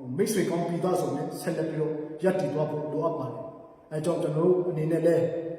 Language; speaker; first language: Burmese; non-native, local second language; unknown